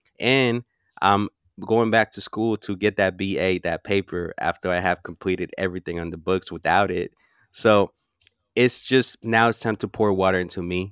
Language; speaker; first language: English; early bilingual, other home language; Spanish